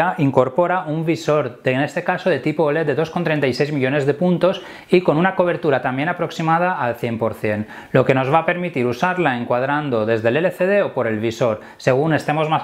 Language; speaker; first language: Spanish; native; Spanish